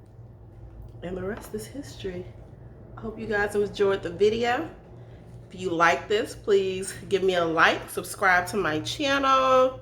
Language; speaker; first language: English; native; English